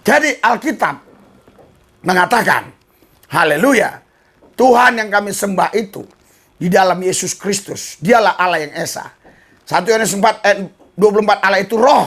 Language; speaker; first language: Indonesian; native; Indonesian